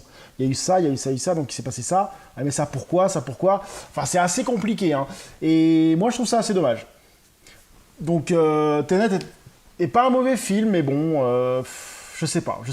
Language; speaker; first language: French; native; French